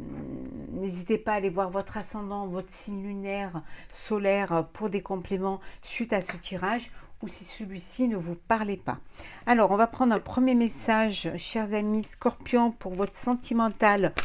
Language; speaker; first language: French; native; French